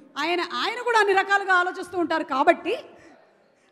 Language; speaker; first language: Telugu; native; Telugu